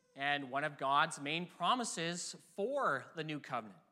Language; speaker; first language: English; native; English